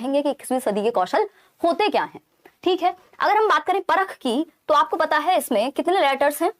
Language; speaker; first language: Hindi; native; Hindi